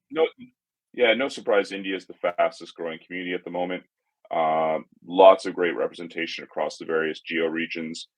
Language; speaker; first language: English; native; English